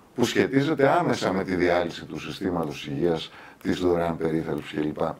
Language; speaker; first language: Greek; native; Greek